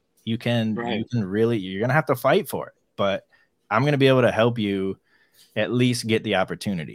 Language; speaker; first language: English; native; English